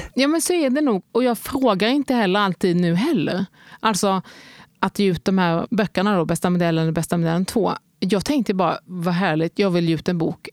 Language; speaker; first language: Swedish; native; Swedish